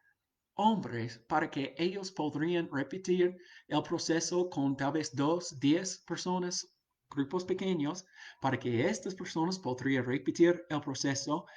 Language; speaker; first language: Spanish; non-native, fluent; English